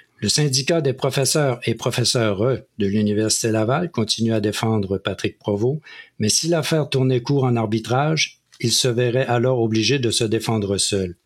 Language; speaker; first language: French; native; French